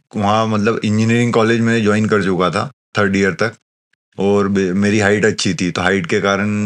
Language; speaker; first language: Hindi; native; Hindi